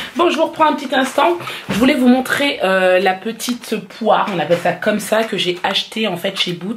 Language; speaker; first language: French; native; French